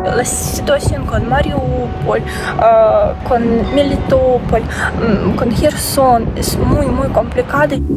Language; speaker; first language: Spanish; non-native, fluent; Ukrainian